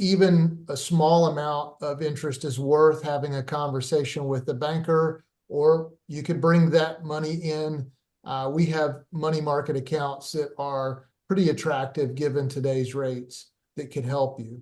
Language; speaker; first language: English; native; English